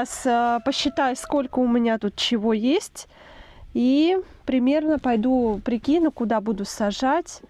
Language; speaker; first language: Russian; native; Russian